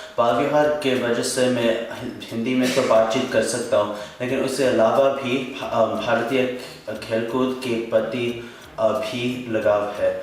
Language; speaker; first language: Hindi; early bilingual, heritage; Hindi